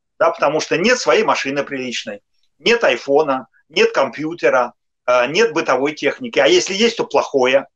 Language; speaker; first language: Russian; native; Russian